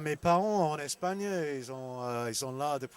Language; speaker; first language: French; non-native, learner; English